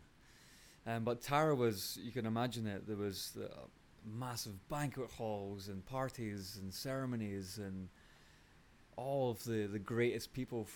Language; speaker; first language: English; native; English